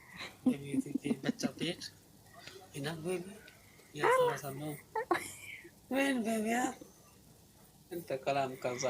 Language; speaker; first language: Arabic; non-native, learner; Oromo